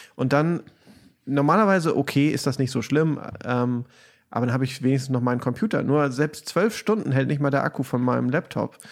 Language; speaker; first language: German; native; German